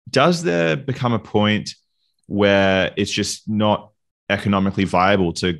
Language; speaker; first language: English; native; English